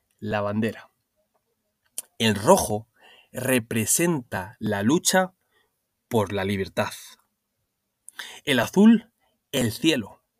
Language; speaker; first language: Spanish; non-native, learner; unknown